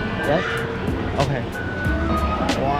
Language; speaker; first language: English; non-native, learner; Khmer